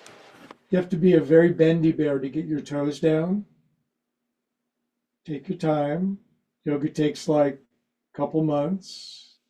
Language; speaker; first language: English; native; English